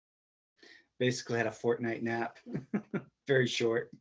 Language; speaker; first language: English; native; English